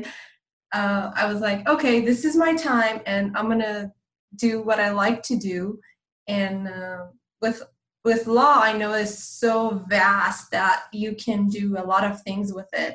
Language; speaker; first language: English; non-native, fluent; Persian